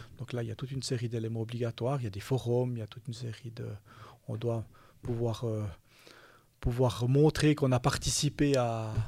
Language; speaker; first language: French; native; French